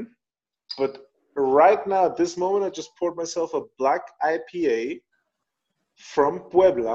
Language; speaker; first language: English; non-native, fluent; Spanish